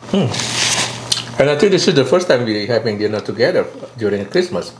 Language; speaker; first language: English; non-native, fluent; Indonesian